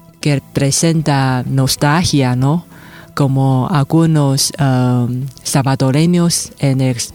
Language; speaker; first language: Spanish; non-native, fluent; Chinese